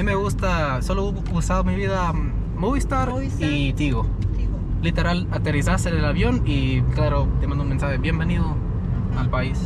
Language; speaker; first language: Spanish; non-native, fluent; English